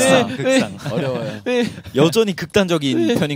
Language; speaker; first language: Korean; native; Korean